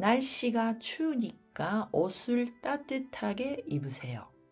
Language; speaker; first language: Korean; early bilingual, heritage; Japanese